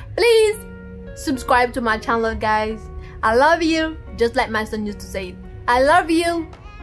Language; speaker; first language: English; non-native, learner; Haitian Creole